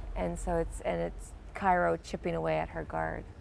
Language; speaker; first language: English; native; English